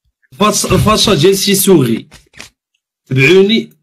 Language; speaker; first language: Arabic; native; Arabic